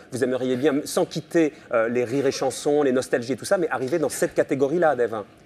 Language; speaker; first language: French; native; French